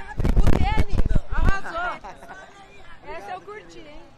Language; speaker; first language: Portuguese; native; Portuguese